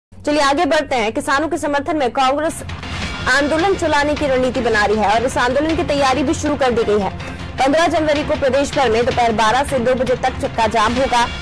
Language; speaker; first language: Hindi; native; Hindi